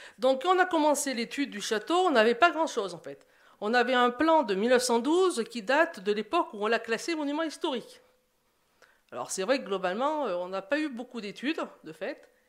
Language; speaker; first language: French; native; French